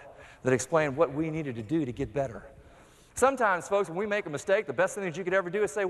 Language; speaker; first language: English; native; English